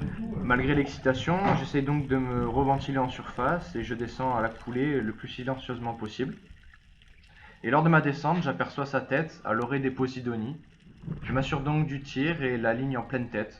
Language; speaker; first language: French; native; French